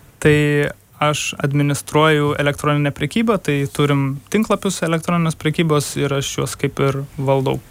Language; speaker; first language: Lithuanian; early bilingual, heritage; German